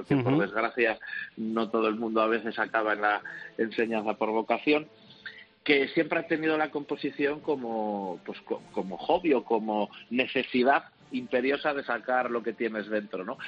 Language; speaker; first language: Spanish; native; Spanish